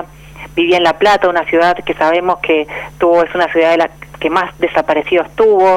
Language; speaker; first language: Spanish; native; Spanish